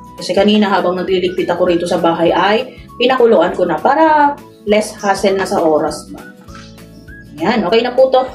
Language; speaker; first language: Filipino; non-native, local second language; Iloko